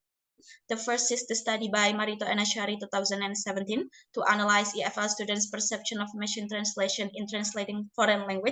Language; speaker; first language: English; non-native, learner; Indonesian